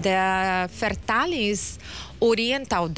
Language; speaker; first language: Dutch; non-native, learner; Portuguese